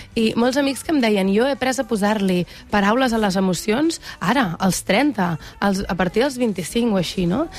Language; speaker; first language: Catalan; native; Catalan